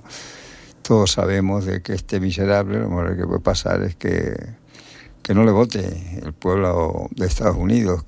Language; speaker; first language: Spanish; native; Spanish